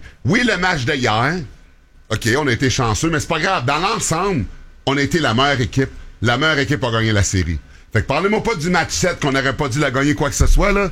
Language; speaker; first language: French; native; French